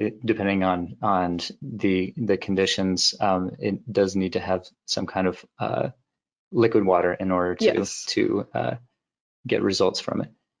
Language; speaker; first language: English; native; English